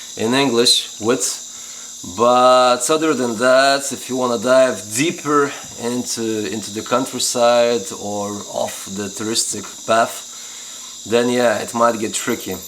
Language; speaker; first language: English; non-native, fluent; Lithuanian